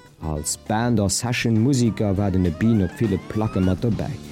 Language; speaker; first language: German; non-native, local second language; Luxembourgish